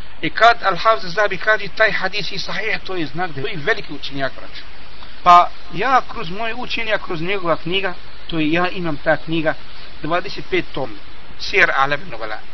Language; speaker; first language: Bosnian; non-native, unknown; Arabic